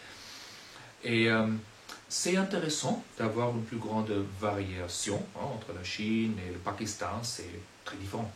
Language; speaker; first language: French; non-native, fluent; German